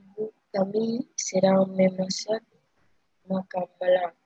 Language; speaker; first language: Indonesian; non-native, learner; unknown